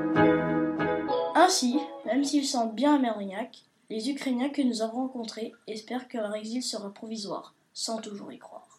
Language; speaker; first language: French; native; French